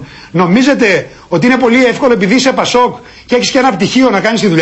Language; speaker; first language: Greek; native; Greek